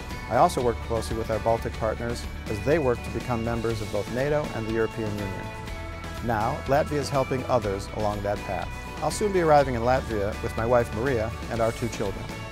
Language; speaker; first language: English; native; English